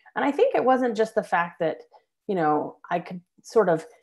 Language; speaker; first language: English; native; English